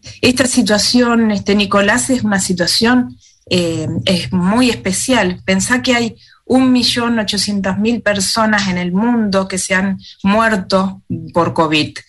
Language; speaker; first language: Spanish; native; Spanish